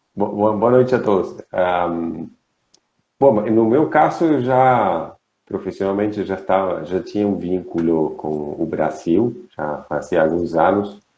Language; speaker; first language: Portuguese; non-native, fluent; Spanish